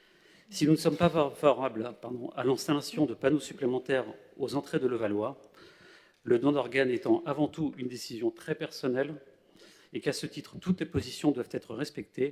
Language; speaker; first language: French; native; French